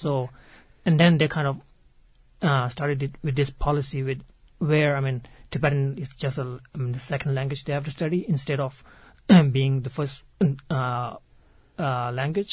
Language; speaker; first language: English; non-native, local second language; Tibetan